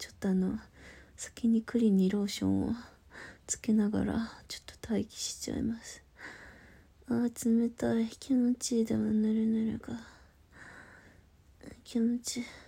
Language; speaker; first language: Japanese; native; Japanese